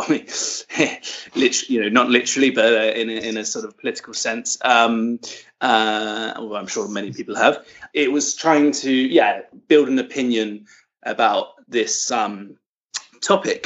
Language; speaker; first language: English; native; English